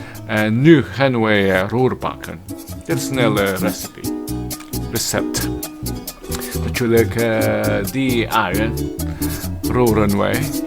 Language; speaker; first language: Dutch; non-native, learner; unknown